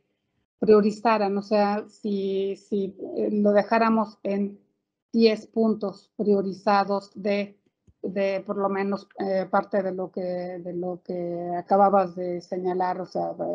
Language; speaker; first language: Spanish; native; Spanish